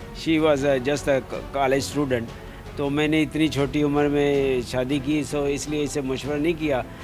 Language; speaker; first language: Urdu; native; Urdu